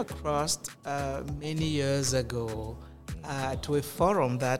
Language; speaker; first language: English; non-native, local second language; French